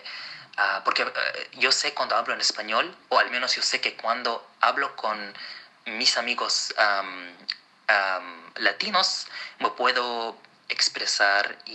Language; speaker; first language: Spanish; non-native, fluent; Arabic